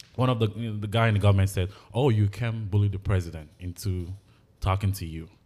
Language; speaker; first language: English; non-native, local second language; Igbo